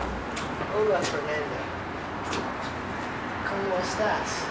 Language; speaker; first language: Spanish; non-native, learner; English